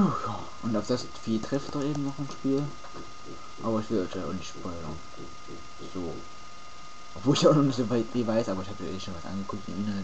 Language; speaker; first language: German; native; German